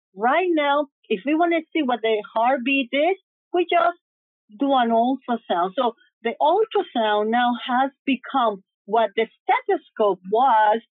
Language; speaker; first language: English; early bilingual, other home language; Spanish